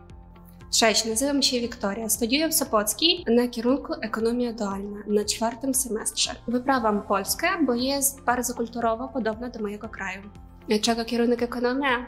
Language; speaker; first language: Polish; non-native, learner; Ukrainian